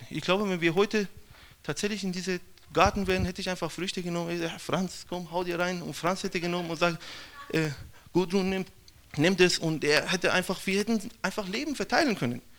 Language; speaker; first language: German; non-native, fluent; Persian